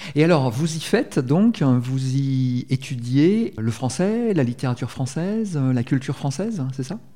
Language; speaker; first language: French; native; French